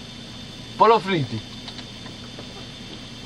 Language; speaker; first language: Italian; non-native, learner; English